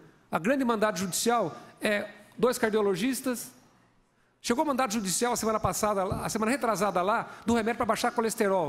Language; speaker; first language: Portuguese; native; Portuguese